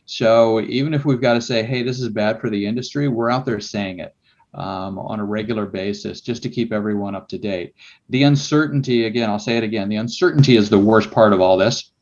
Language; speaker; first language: English; native; English